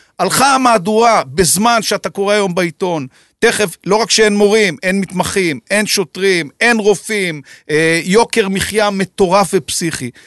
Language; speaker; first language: Hebrew; native; Hebrew